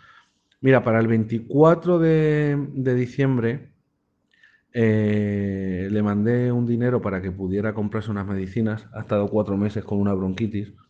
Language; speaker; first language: Spanish; native; Spanish